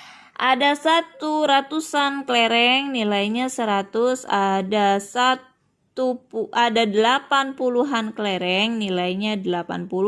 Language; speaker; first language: Indonesian; native; Indonesian